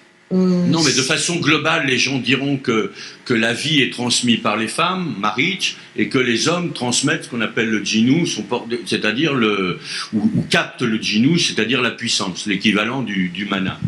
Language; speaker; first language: French; native; French